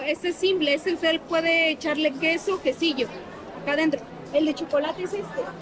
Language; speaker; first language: Spanish; native; Spanish